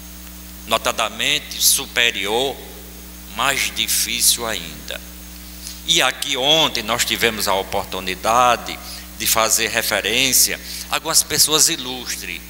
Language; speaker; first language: Portuguese; native; Portuguese